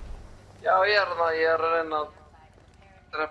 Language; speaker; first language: Icelandic; early bilingual, heritage; Icelandic